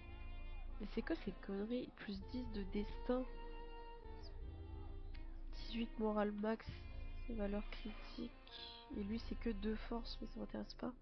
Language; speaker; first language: French; native; French